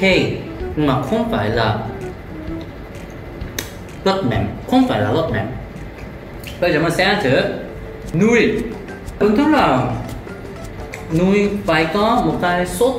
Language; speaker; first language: Vietnamese; non-native, learner; Korean